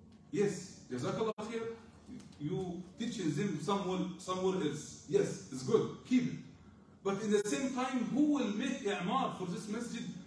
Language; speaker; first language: English; non-native, fluent; Arabic